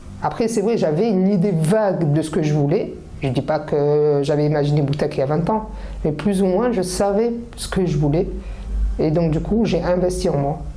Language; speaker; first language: French; early bilingual, other home language; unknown